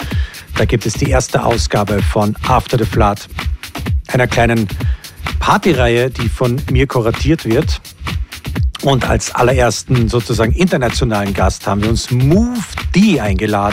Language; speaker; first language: German; native; German